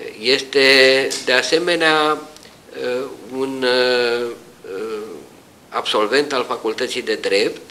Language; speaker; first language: Romanian; native; Romanian